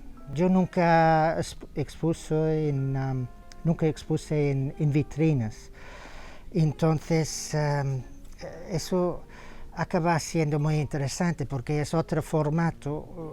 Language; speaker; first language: Spanish; non-native, fluent; English